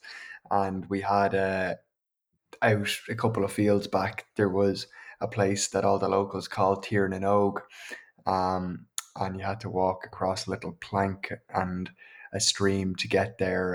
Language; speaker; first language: English; native; English